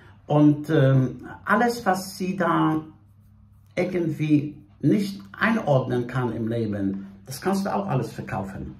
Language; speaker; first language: German; non-native, fluent; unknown